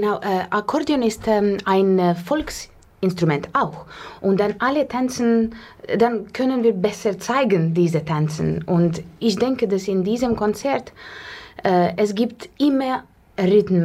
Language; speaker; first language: German; non-native, learner; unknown